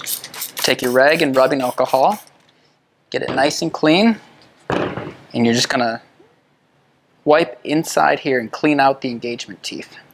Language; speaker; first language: English; native; English